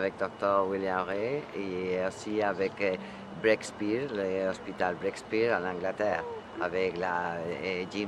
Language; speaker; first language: French; non-native, fluent; Spanish